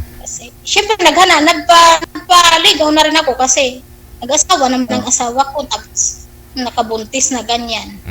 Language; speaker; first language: Filipino; non-native, local second language; Waray